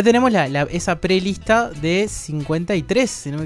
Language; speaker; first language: Spanish; native; Spanish